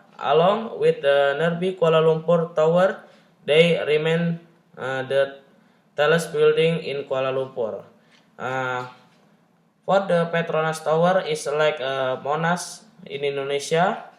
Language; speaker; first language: English; non-native, learner; Indonesian